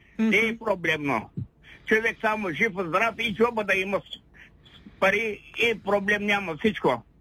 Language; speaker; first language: Bulgarian; non-native, local second language; Turkish